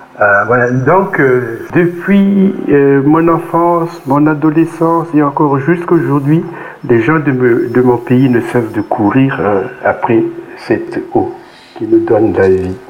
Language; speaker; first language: French; non-native, local second language; Kongo